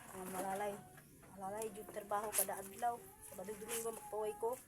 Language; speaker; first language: Filipino; non-native, local second language; Cebuano